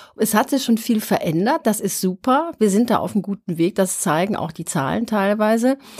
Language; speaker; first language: German; native; German